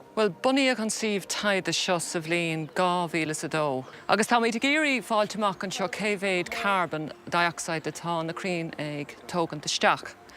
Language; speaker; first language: Irish; native; Irish